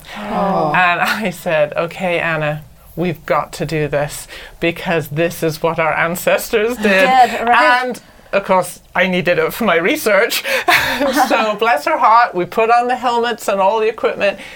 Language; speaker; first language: English; native; English